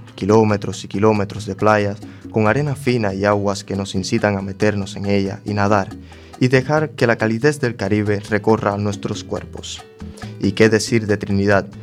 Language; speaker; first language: Spanish; native; Spanish